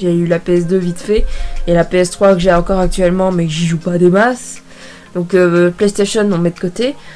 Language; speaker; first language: French; native; French